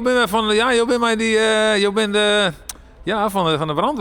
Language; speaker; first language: Dutch; non-native, local second language; Western Frisian